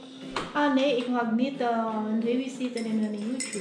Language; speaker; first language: Dutch; non-native, learner; Filipino